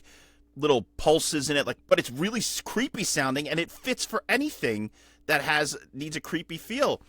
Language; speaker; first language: English; native; English